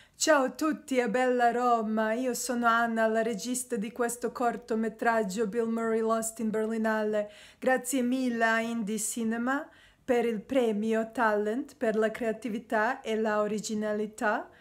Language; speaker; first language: Italian; non-native, learner; Serbian